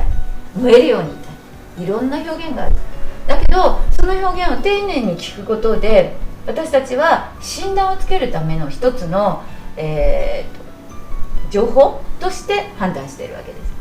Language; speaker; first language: Japanese; native; Japanese